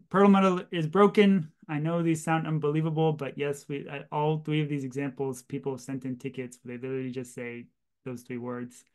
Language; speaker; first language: English; native; English